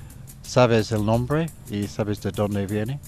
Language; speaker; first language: Spanish; non-native, learner; English